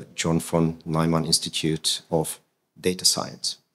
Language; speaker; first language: English; non-native, fluent; Hungarian